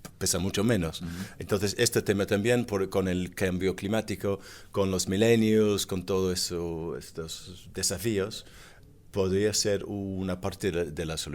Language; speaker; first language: Spanish; non-native, fluent; English